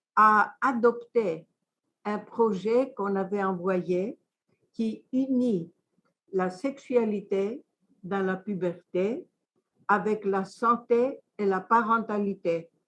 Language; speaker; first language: French; non-native, fluent; Greek